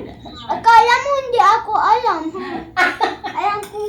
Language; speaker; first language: Filipino; non-native, learner; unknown